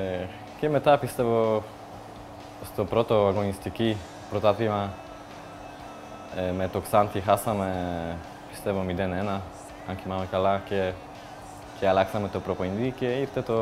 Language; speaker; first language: Greek; non-native, learner; Polish